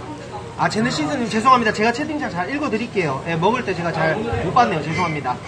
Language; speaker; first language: Korean; native; Korean